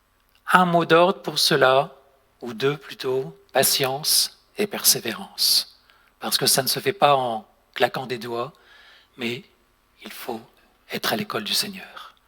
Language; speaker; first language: French; native; French